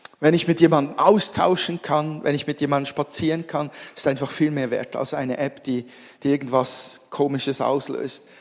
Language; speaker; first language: German; native; German